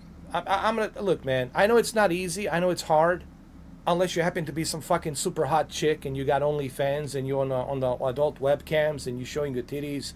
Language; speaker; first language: English; native; English